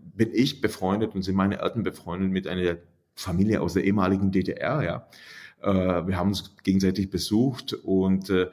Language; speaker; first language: German; non-native, fluent; Czech